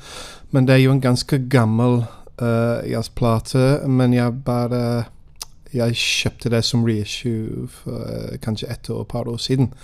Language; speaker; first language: Norwegian; non-native, fluent; English